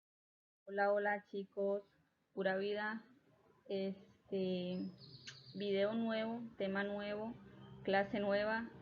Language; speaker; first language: Spanish; native; Spanish